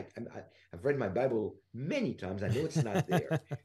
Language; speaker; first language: English; non-native, fluent; French